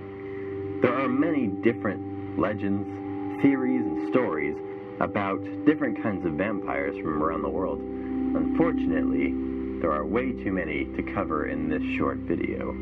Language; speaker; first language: English; native; English